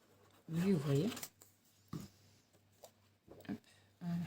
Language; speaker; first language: French; native; French